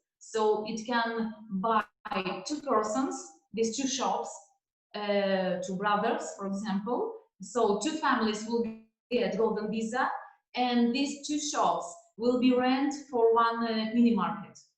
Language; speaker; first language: English; non-native, learner; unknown